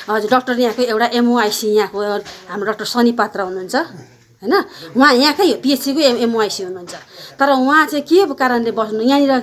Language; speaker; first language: Nepali; native; Nepali